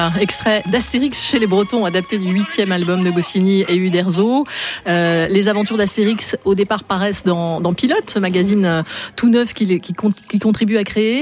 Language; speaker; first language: French; native; French